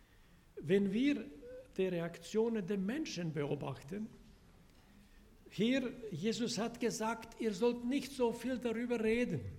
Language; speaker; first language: German; non-native, fluent; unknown